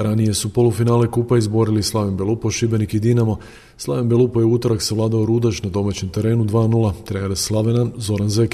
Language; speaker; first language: Croatian; native; Croatian